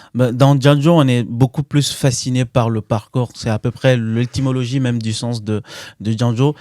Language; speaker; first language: French; non-native, local second language; Bambara